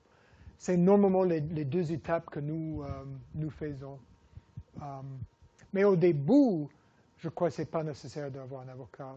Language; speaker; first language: French; non-native, fluent; English